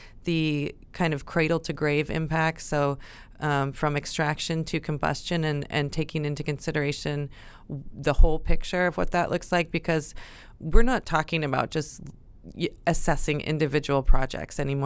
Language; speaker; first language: English; native; English